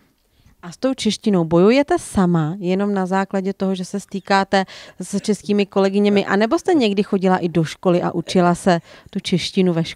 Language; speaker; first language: Czech; native; Czech